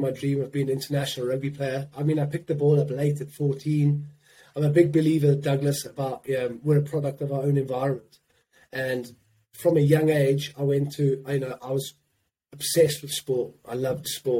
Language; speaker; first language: English; native; English